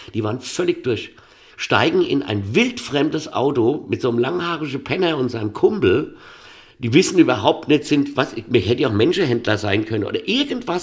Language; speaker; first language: German; native; German